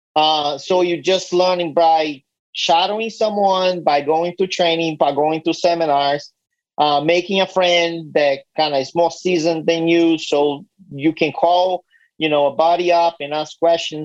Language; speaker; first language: English; non-native, fluent; Portuguese